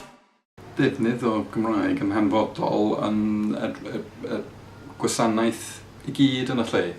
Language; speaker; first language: Welsh; non-native, fluent; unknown